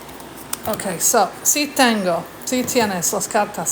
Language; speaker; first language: Spanish; non-native, fluent; English